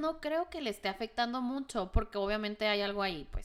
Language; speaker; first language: Spanish; native; Spanish